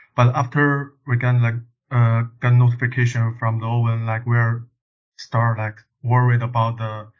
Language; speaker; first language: English; non-native, learner; Chinese